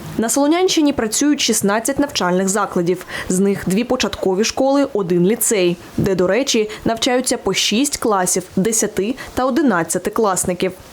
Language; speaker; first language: Ukrainian; native; Ukrainian